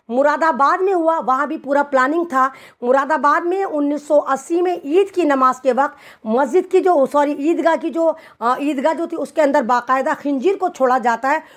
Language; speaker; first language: Hindi; native; Hindi